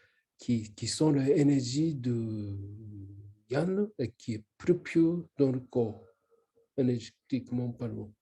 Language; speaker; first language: French; non-native, learner; Japanese